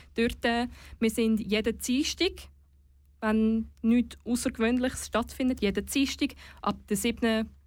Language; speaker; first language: German; native; German